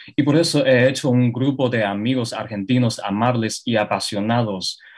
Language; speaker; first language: Spanish; non-native, fluent; Chinese